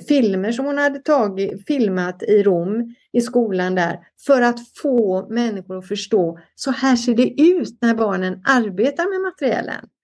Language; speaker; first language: Swedish; native; Swedish